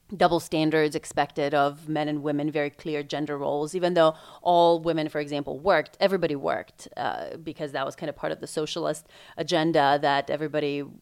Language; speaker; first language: English; non-native, fluent; Macedonian